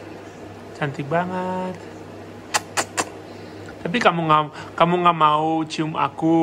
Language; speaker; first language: Indonesian; non-native, learner; Spanish